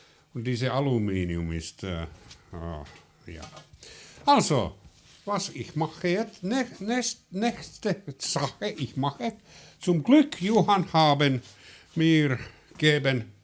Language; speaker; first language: German; non-native, learner; Finnish